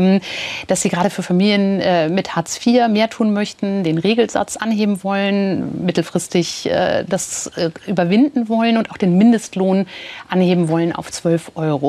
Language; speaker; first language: German; native; German